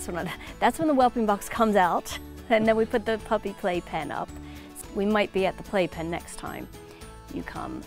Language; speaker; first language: English; native; English